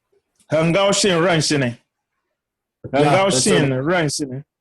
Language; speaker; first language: Chinese; non-native, learner; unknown